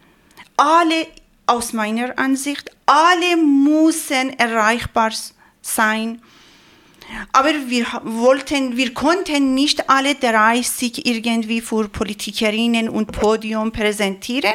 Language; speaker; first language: German; non-native, learner; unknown